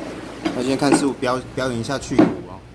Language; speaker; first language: Chinese; native; Chinese